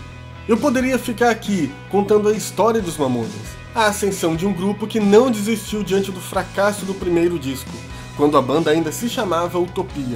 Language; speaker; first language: Portuguese; native; Portuguese